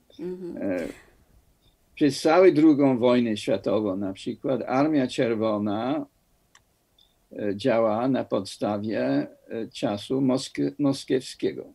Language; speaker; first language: Polish; non-native, fluent; English